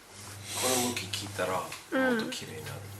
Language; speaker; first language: Japanese; non-native, learner; English